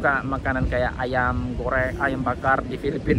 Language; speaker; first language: Indonesian; native; Indonesian